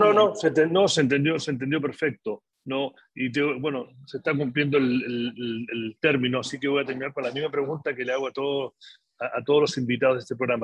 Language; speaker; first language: Spanish; native; Spanish